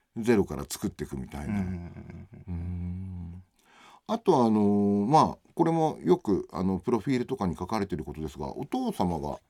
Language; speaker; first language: Japanese; native; Japanese